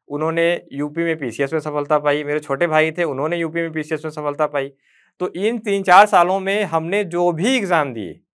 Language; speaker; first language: Hindi; native; Hindi